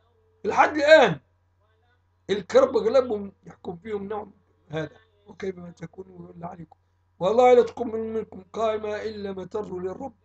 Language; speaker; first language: Arabic; native; Arabic